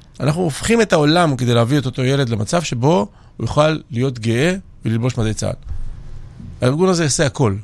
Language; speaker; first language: Hebrew; early bilingual, other home language; Georgian